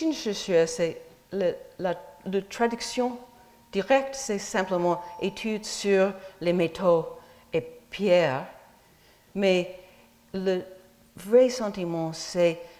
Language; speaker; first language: French; non-native, fluent; English